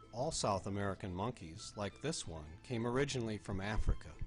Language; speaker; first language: English; native; English